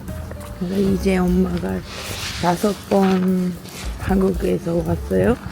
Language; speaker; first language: Korean; non-native, learner; English